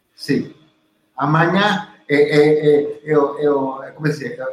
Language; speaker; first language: Portuguese; non-native, learner; Italian